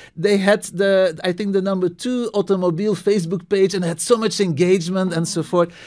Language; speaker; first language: English; non-native, fluent; Dutch